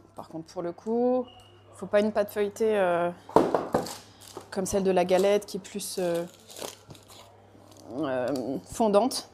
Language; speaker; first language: French; native; French